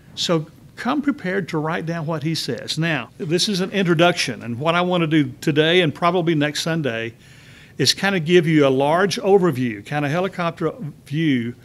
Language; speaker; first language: English; native; English